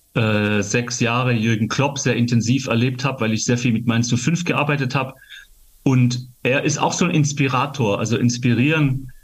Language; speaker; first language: German; native; German